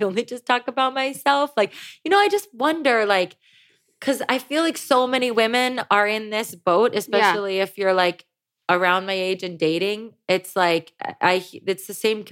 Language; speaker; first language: English; native; English